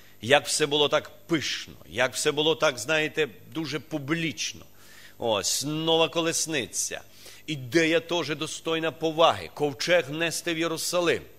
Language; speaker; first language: Ukrainian; non-native, local second language; Russian